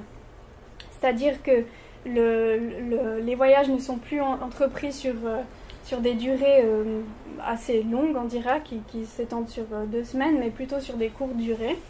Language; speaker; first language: French; native; French